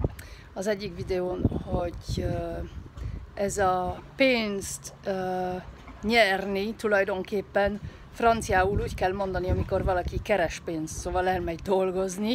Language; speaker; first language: Hungarian; early bilingual, heritage; Hungarian